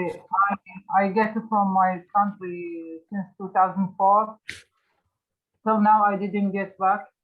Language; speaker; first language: English; non-native, learner; Arabic